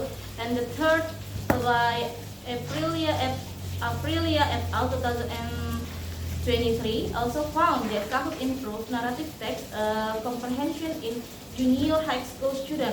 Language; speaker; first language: English; non-native, learner; Indonesian